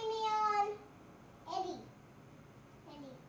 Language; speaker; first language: Finnish; early bilingual, heritage; English